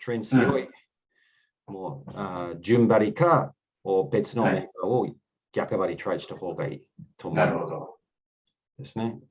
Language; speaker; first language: Japanese; non-native, learner; English